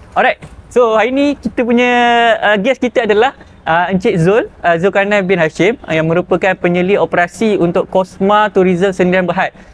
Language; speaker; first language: Malay; native; Malay